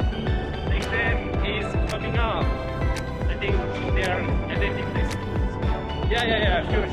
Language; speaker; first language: English; non-native, fluent; Nepali